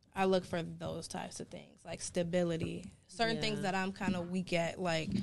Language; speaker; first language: English; native; English